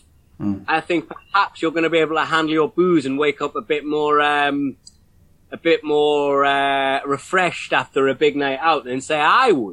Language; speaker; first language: English; native; English